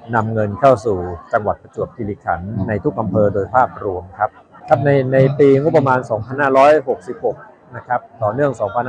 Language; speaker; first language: Thai; native; Thai